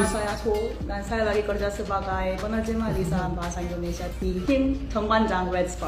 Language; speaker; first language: Indonesian; non-native, fluent; Korean